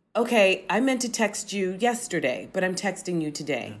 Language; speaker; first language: English; native; English